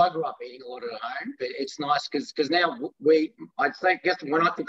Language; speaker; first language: English; early bilingual, other home language; Greek